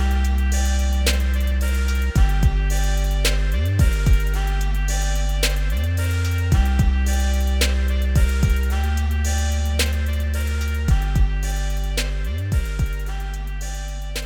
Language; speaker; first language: English; native; English